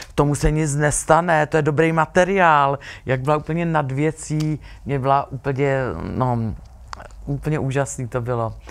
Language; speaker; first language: Czech; native; Czech